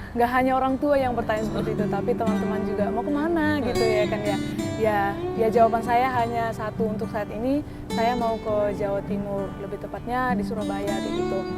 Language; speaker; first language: Indonesian; non-native, local second language; Batak Toba